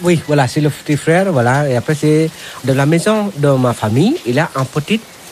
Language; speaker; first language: French; non-native, learner; Indonesian